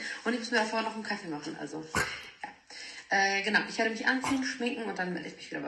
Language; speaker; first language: German; native; German